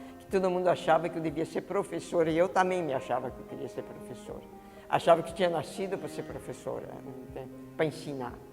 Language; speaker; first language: Portuguese; early bilingual, other home language; Italian